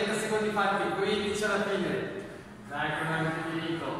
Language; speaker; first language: Italian; native; Italian